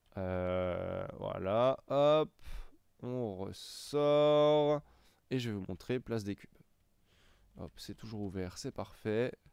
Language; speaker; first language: French; native; French